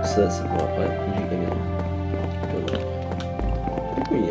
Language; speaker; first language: French; native; French